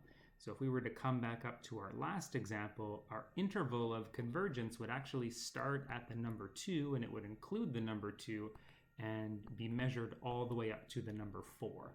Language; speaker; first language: English; native; English